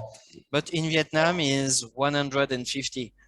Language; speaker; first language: English; non-native, learner; French